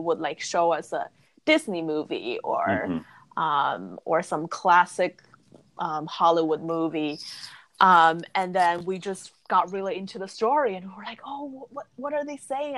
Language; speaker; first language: English; non-native, fluent; Chinese